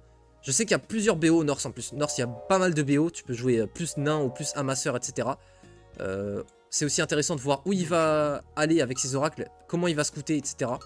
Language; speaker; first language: French; native; French